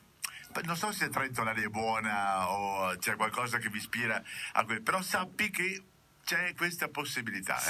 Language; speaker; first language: Italian; native; Italian